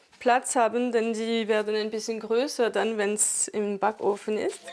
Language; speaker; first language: German; non-native, local second language; Swiss German